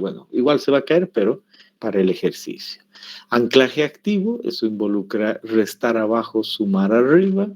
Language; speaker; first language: Spanish; native; Spanish